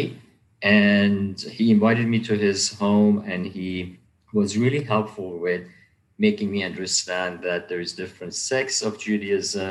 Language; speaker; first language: English; native; English